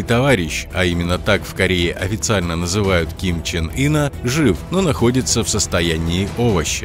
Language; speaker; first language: Russian; native; Russian